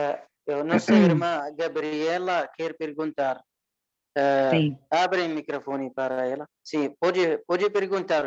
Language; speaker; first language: Portuguese; non-native, fluent; Arabic